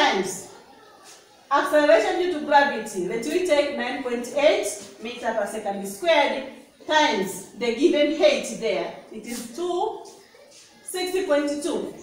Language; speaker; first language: English; non-native, local second language; Swahili